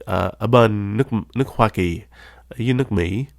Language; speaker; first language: Vietnamese; early bilingual, heritage; Vietnamese